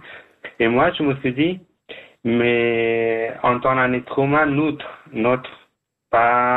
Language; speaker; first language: French; non-native, fluent; Persian